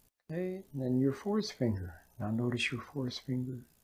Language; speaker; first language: English; native; English